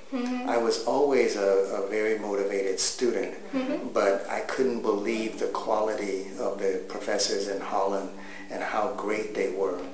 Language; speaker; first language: English; native; English